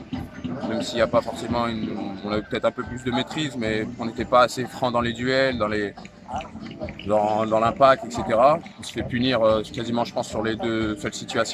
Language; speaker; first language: French; native; French